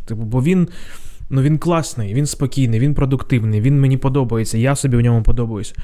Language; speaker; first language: Ukrainian; non-native, local second language; Russian